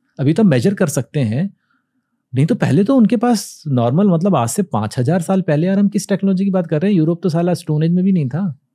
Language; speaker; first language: Hindi; native; Hindi